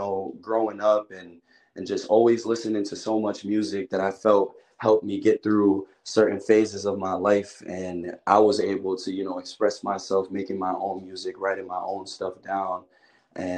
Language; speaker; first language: English; native; English